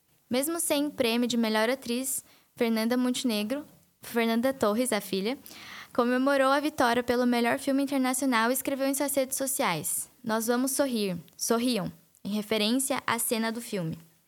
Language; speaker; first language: Portuguese; native; Portuguese